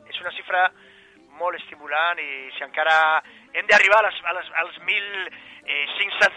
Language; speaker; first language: Catalan; non-native, fluent; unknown